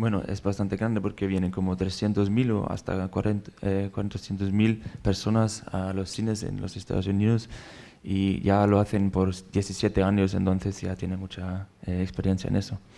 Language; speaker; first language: Spanish; non-native, fluent; German